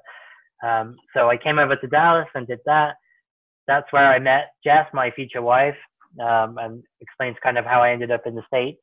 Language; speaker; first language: English; native; English